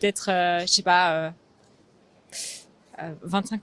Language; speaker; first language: French; native; French